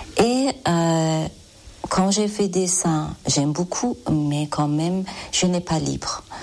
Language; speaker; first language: French; non-native, learner; Persian